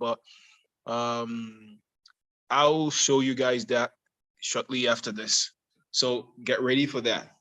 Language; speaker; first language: English; non-native, fluent; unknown